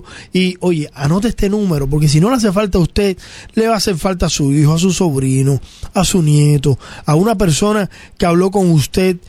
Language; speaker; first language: Spanish; native; Spanish